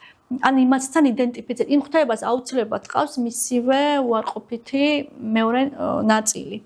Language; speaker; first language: Georgian; native; Georgian